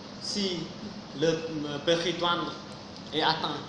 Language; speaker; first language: French; non-native, fluent; Vietnamese